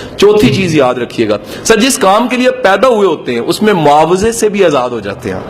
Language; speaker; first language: Urdu; non-native, local second language; Punjabi